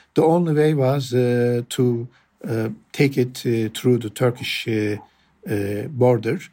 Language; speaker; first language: English; non-native, fluent; Turkish